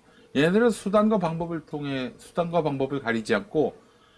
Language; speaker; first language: Korean; native; Korean